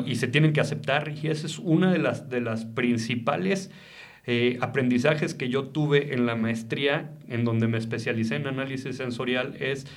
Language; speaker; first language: Spanish; native; Spanish